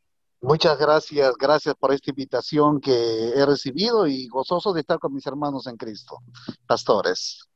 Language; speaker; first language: Spanish; native; Spanish